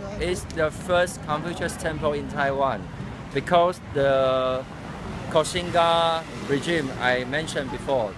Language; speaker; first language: English; non-native, fluent; Chinese